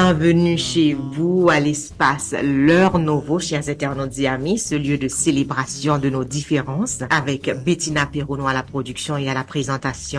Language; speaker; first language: French; native; French